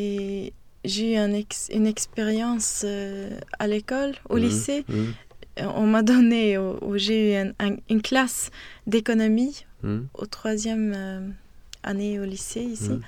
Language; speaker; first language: French; non-native, fluent; Swedish